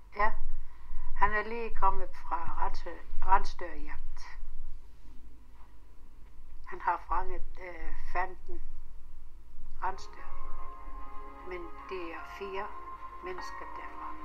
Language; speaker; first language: Danish; non-native, local second language; Kalaallisut